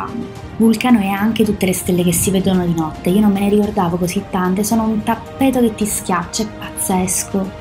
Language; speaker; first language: Italian; native; Italian